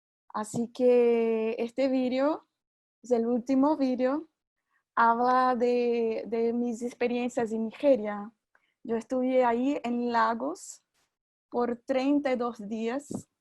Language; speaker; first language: Spanish; non-native, fluent; Portuguese